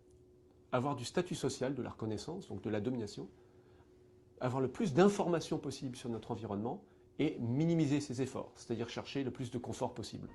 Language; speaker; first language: French; native; French